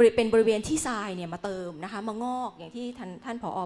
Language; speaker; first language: Thai; native; Thai